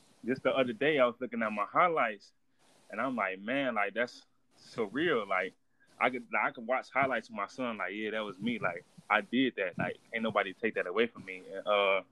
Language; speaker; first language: English; native; English